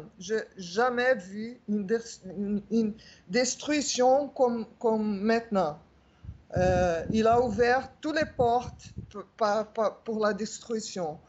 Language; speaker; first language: French; non-native, fluent; Portuguese